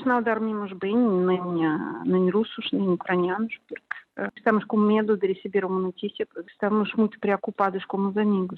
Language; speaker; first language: Portuguese; non-native, learner; Russian